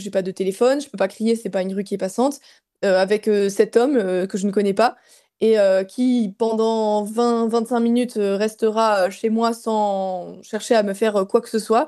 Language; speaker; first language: French; native; French